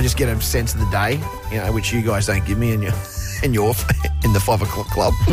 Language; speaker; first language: English; native; English